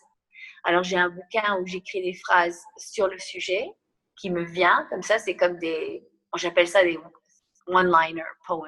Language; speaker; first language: French; non-native, fluent; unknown